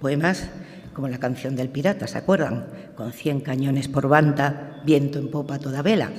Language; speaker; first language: Spanish; native; Spanish